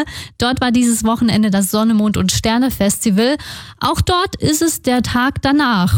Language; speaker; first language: German; native; German